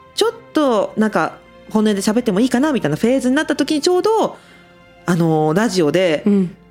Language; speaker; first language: Japanese; native; Japanese